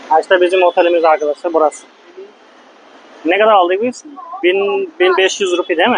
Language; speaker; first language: Turkish; non-native, fluent; Hindi